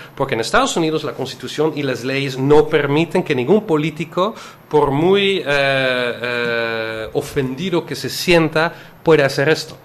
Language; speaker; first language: Spanish; non-native, fluent; Dutch